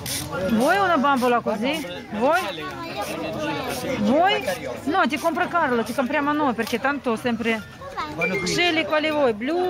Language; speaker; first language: Italian; non-native, fluent; Russian